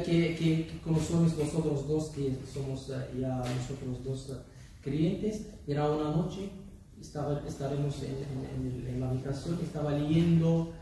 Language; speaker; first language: Spanish; non-native, learner; Arabic